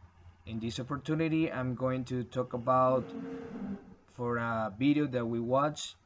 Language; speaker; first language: English; non-native, learner; Spanish